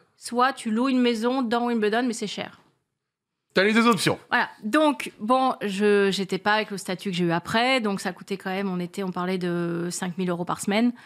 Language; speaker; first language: French; native; French